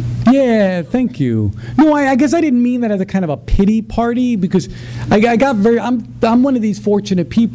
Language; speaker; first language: English; early bilingual, other home language; Spanish